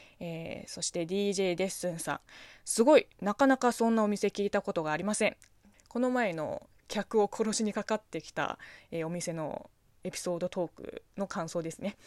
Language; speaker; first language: Japanese; non-native, fluent; Chinese